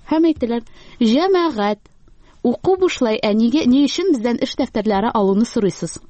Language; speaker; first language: Tatar; native; Tatar